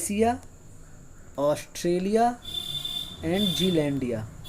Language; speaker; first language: Hindi; native; Hindi